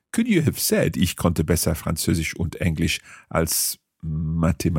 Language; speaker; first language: German; non-native, learner; English